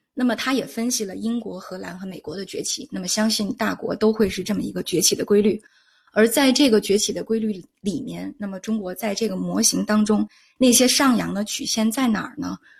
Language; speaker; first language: Chinese; native; Chinese